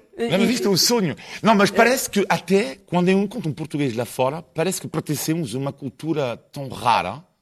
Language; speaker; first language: Portuguese; non-native, fluent; French